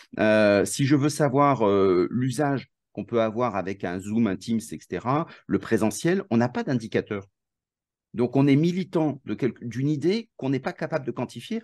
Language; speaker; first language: French; native; French